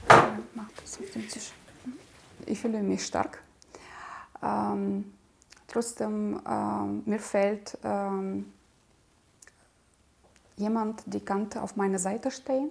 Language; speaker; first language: German; non-native, fluent; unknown